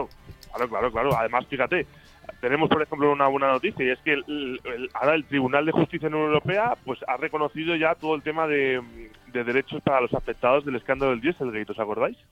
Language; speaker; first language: Spanish; native; Spanish